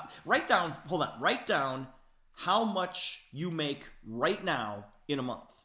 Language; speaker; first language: English; native; English